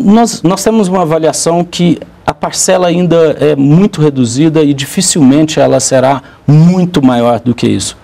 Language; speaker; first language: Portuguese; native; Portuguese